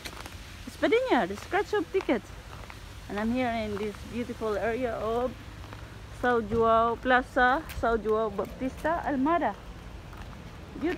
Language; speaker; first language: English; non-native, local second language; Filipino